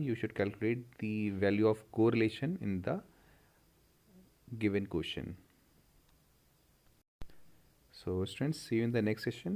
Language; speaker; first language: English; non-native, local second language; Hindi